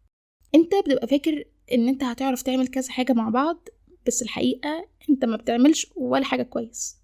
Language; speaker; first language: Arabic; native; Arabic